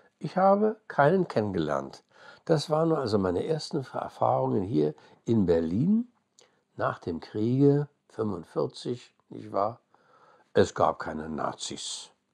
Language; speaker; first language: German; early bilingual, other home language; English